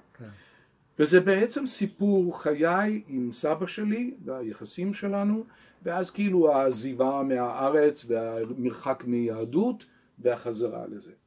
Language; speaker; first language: Hebrew; non-native, local second language; English